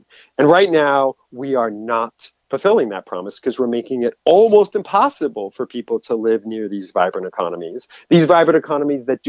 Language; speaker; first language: English; native; English